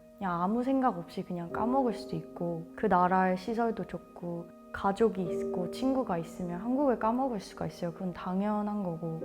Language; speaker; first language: Korean; early bilingual, heritage; Korean